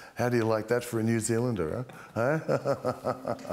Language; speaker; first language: English; native; English